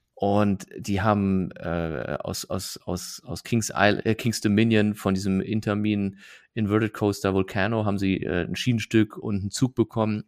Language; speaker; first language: German; native; German